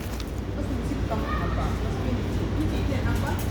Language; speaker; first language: Arabic; native; Arabic